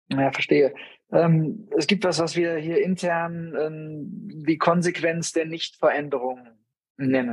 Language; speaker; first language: German; native; German